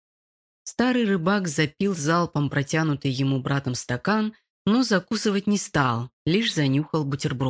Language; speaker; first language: Russian; native; Russian